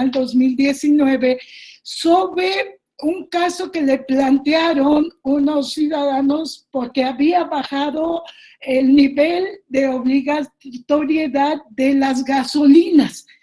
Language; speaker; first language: Spanish; native; Spanish